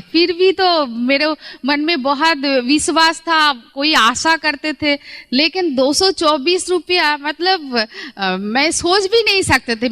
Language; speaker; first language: Hindi; non-native, local second language; Bangla